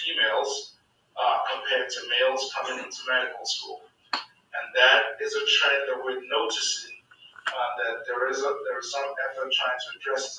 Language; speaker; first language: English; non-native, local second language; Yoruba